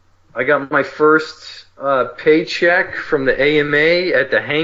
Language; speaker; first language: English; native; English